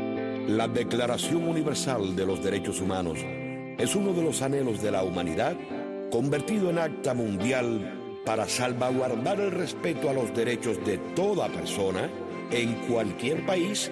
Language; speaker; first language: Spanish; native; Spanish